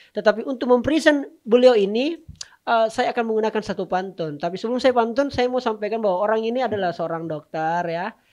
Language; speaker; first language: Indonesian; native; Indonesian